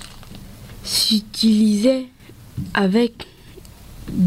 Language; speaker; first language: French; early bilingual, other home language; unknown